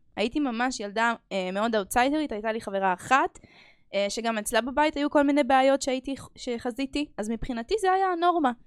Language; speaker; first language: Hebrew; early bilingual, other home language; Russian